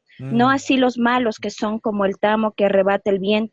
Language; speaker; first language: Spanish; native; Spanish